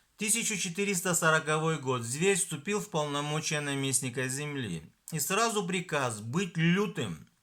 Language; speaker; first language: Russian; non-native, local second language; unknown